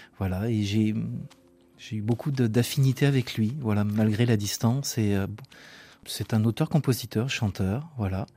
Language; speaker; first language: French; native; French